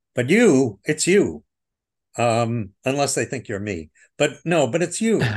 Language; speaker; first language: English; native; English